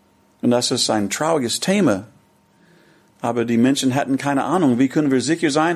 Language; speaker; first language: German; non-native, fluent; English